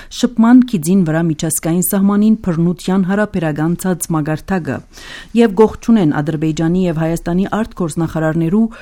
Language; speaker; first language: Armenian; early bilingual, heritage; Armenian